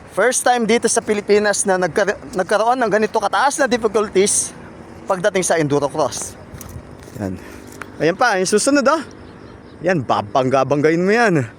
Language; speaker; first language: Filipino; native; Filipino